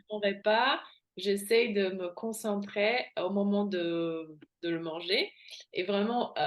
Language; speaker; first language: French; non-native, fluent; Slovak